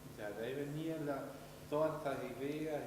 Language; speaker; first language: Spanish; native; Spanish